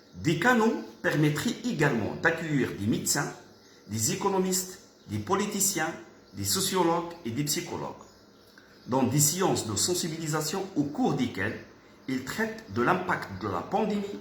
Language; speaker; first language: French; non-native, local second language; Arabic